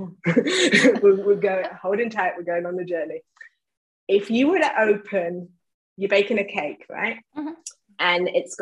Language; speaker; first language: English; native; English